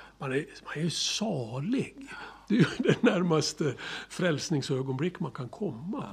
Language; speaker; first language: Swedish; native; Swedish